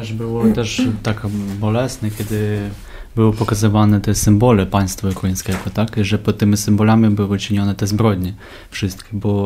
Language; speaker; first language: Polish; non-native, fluent; Ukrainian